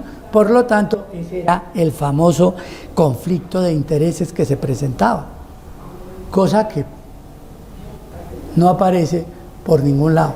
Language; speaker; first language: Spanish; native; Spanish